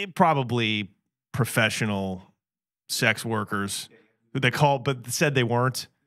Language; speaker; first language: English; native; English